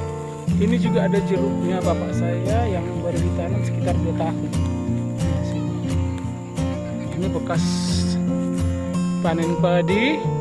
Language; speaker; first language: Indonesian; non-native, local second language; Batak Toba